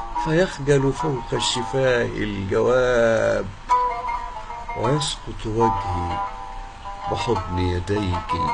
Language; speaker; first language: Arabic; native; Arabic